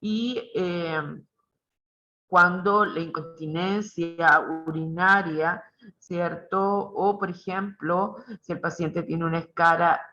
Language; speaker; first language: Spanish; native; Spanish